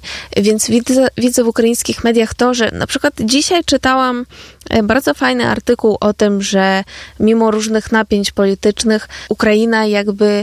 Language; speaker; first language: Polish; non-native, fluent; Ukrainian